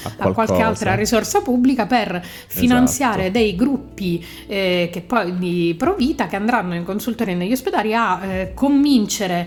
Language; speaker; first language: Italian; native; Italian